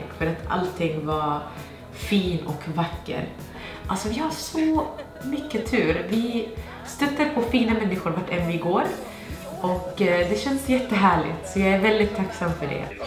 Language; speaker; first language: Swedish; non-native, fluent; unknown